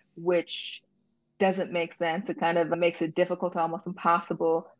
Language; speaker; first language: English; native; English